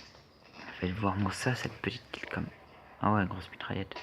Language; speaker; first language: French; native; French